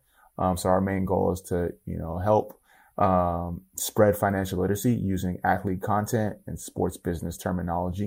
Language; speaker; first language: English; native; English